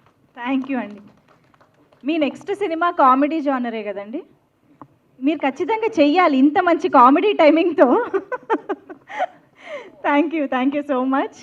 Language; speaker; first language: Telugu; native; Telugu